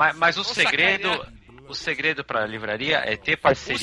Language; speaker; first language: Portuguese; native; Portuguese